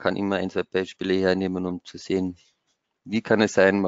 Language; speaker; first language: German; native; German